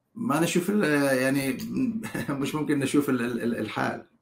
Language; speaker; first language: Arabic; non-native, learner; Hebrew